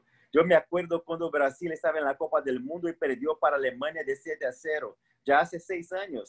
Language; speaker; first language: Spanish; non-native, fluent; Portuguese